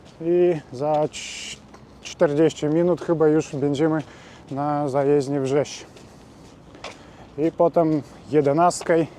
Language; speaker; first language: Polish; non-native, fluent; Russian